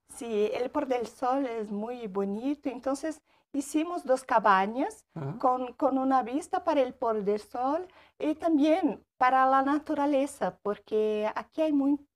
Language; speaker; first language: Spanish; non-native, learner; Portuguese